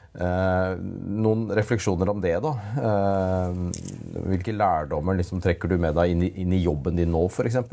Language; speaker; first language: Norwegian; native; Norwegian